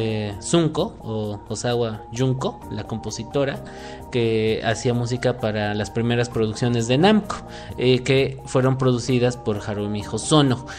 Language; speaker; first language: Spanish; native; Spanish